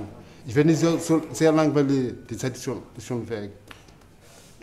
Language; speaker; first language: German; non-native, learner; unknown